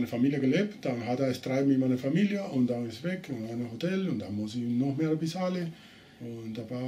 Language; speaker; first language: German; non-native, learner; Spanish